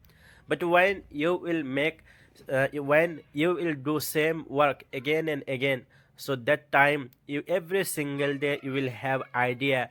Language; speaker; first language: English; non-native, learner; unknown